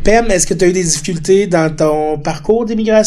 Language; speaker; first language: French; native; French